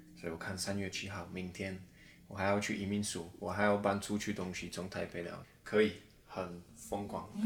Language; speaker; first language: Chinese; non-native, fluent; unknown